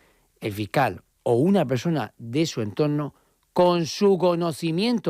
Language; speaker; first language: Spanish; native; Spanish